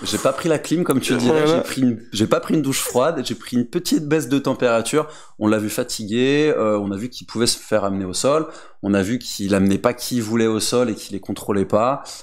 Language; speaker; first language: French; native; French